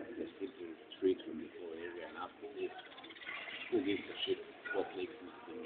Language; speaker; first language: English; non-native, fluent; Croatian